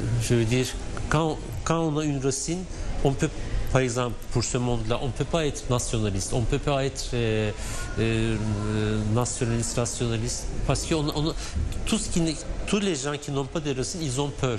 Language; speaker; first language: French; non-native, fluent; Turkish